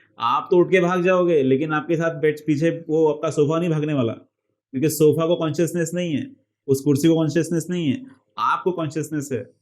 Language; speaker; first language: Hindi; non-native, local second language; Marathi